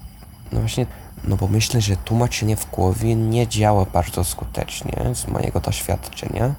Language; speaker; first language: Polish; non-native, fluent; English